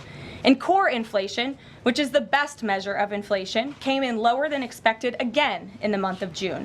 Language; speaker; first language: English; native; English